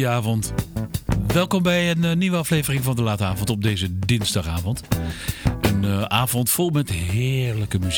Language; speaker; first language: Dutch; native; Dutch